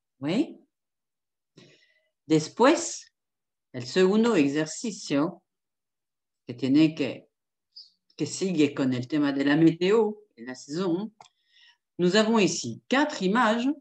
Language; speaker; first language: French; non-native, fluent; Spanish